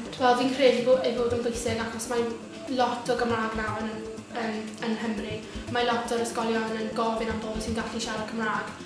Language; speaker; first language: Welsh; non-native, local second language; English